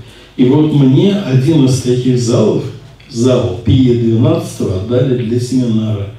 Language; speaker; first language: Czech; non-native, learner; Russian